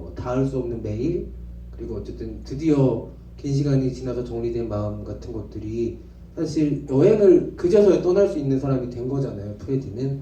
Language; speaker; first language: Korean; native; Korean